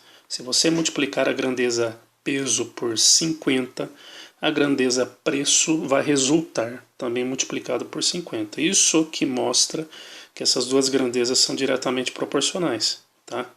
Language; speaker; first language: Portuguese; native; Portuguese